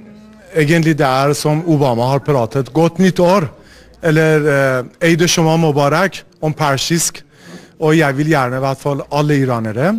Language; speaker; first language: Norwegian; non-native, learner; Persian